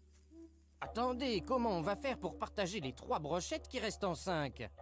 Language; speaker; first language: French; non-native, fluent; Uzbek